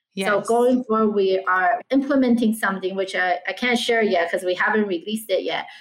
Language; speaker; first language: English; early bilingual, other home language; Chinese